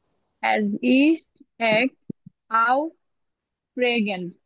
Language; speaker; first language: German; non-native, learner; Bangla